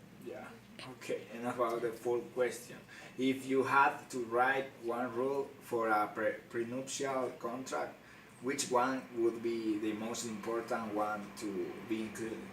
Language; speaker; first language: English; non-native, learner; Spanish